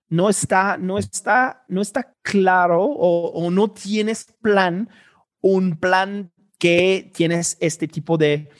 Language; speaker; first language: Spanish; non-native, fluent; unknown